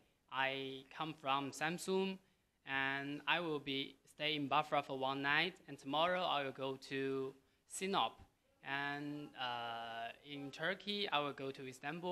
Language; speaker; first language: English; non-native, learner; Chinese